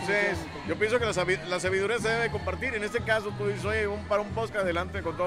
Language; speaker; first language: Spanish; native; Spanish